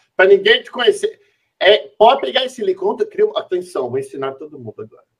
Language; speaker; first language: Portuguese; native; Portuguese